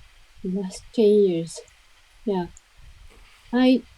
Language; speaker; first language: English; non-native, learner; Japanese